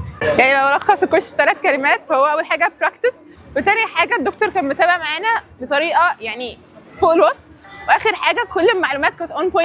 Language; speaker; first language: Arabic; native; Arabic